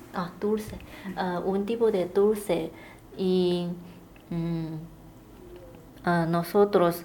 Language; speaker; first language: Spanish; non-native, learner; Chinese